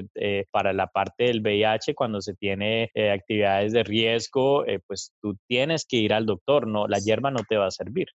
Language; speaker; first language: Spanish; native; Spanish